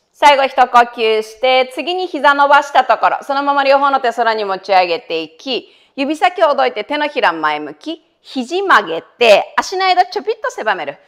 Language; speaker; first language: Japanese; native; Japanese